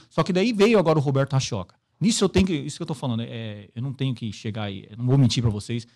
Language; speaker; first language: Portuguese; native; Portuguese